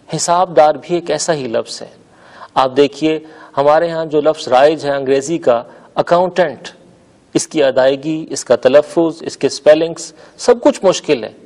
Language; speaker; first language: Urdu; native; Urdu